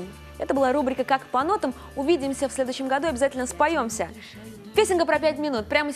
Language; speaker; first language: Russian; native; Russian